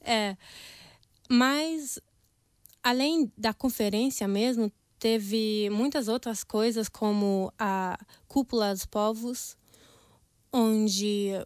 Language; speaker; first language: Portuguese; non-native, fluent; German